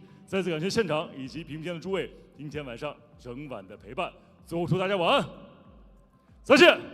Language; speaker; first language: Chinese; native; Chinese